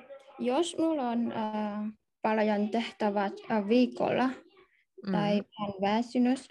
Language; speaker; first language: Finnish; non-native, learner; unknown